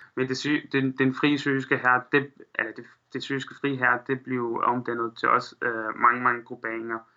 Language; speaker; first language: Danish; non-native, fluent; Arabic